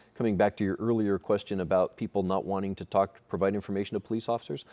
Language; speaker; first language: English; native; English